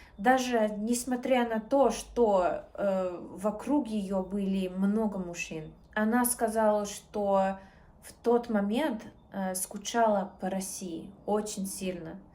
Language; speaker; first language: Russian; non-native, learner; English